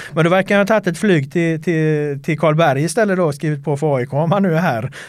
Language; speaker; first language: Swedish; native; Swedish